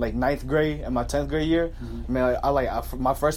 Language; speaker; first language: English; native; English